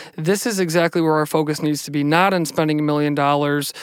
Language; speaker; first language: English; native; English